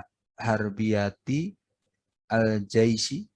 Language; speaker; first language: Arabic; non-native, learner; Indonesian